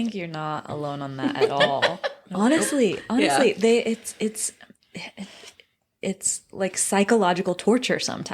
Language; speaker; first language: English; native; English